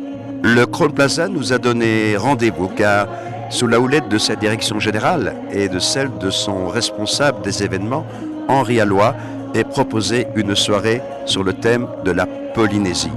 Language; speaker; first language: French; native; French